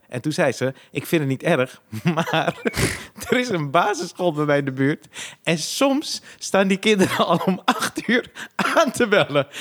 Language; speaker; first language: Dutch; native; Dutch